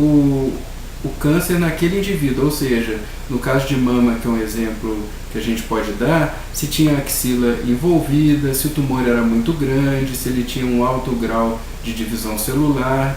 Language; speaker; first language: Portuguese; native; Portuguese